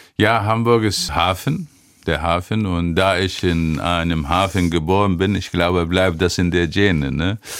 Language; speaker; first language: German; non-native, fluent; Arabic